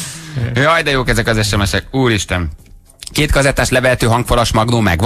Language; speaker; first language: Hungarian; native; Hungarian